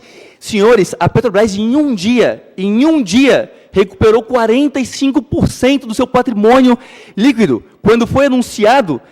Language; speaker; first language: Portuguese; native; Portuguese